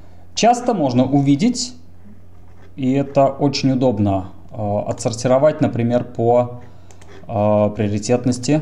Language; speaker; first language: Russian; native; Russian